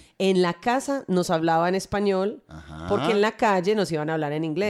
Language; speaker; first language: Spanish; native; Spanish